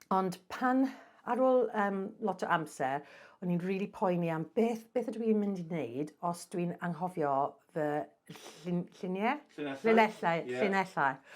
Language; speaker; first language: Welsh; non-native, local second language; English